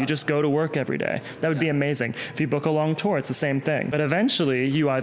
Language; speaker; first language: English; native; English